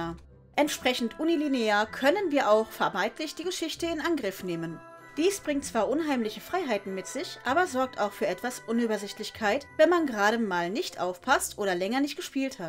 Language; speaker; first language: German; native; German